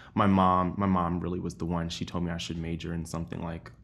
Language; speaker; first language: English; native; English